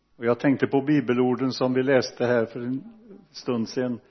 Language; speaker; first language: Swedish; native; Swedish